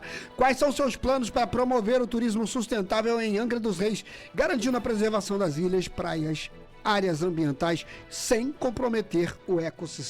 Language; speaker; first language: Portuguese; native; Portuguese